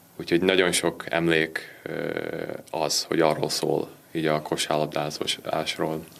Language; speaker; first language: Hungarian; early bilingual, heritage; Hungarian